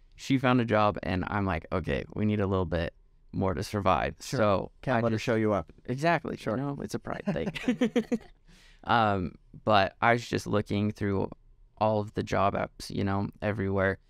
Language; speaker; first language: English; native; English